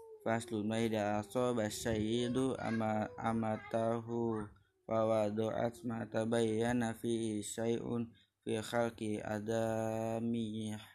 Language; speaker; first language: Arabic; non-native, learner; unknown